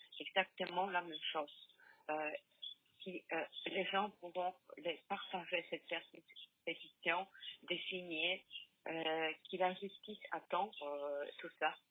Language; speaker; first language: French; non-native, learner; Polish